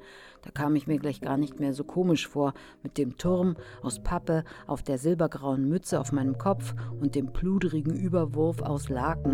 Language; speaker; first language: German; native; German